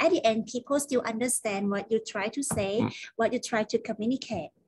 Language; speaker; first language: English; non-native, fluent; Thai